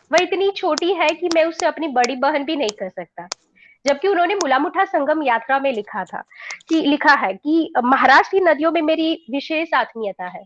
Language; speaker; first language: Hindi; non-native, local second language; Gujarati